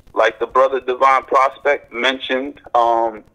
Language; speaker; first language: English; native; English